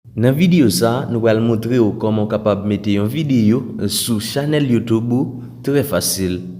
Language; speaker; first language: French; non-native, local second language; Haitian Creole